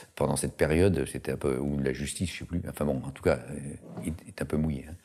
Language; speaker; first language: French; native; French